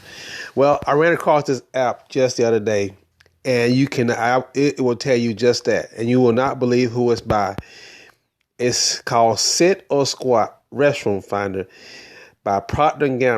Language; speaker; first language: English; native; English